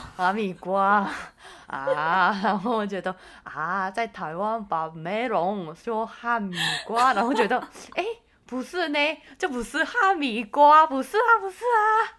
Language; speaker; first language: Chinese; non-native, fluent; Korean